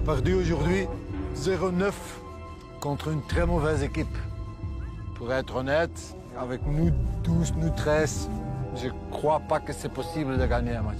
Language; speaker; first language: French; non-native, local second language; Dutch